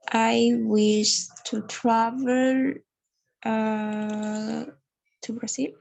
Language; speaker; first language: English; non-native, learner; Spanish